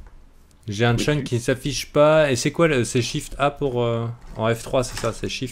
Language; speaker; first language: French; native; French